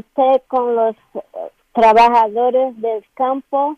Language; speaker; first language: Spanish; non-native, learner; Portuguese